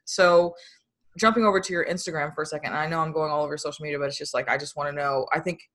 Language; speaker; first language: English; native; English